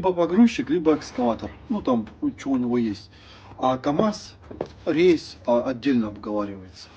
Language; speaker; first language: Russian; native; Russian